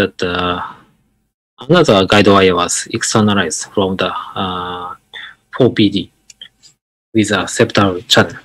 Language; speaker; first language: English; non-native, learner; Japanese